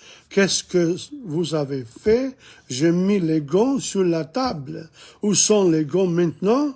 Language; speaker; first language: French; non-native, fluent; English